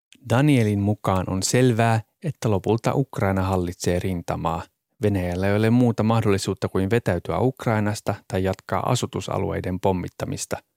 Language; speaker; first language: Finnish; native; Finnish